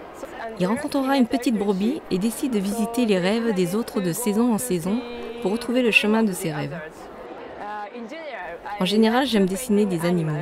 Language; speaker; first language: French; non-native, fluent; Japanese